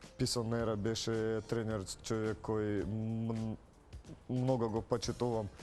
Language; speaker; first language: Macedonian; non-native, fluent; Russian